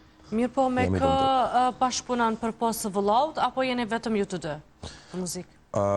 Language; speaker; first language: Albanian; native; Albanian